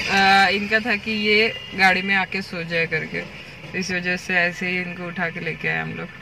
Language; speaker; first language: Hindi; native; Hindi